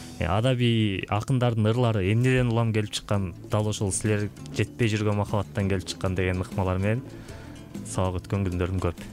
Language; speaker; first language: Kyrgyz; native; Kyrgyz